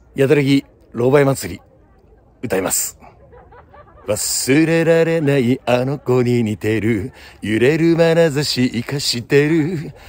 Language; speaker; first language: Japanese; native; Japanese